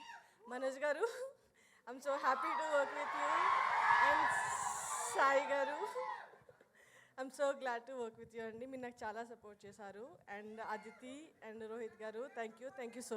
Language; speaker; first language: Telugu; non-native, learner; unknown